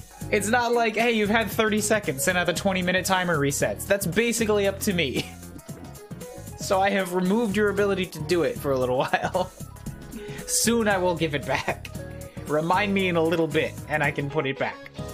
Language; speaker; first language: English; native; English